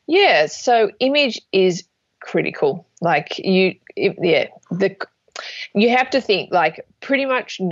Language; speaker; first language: English; native; English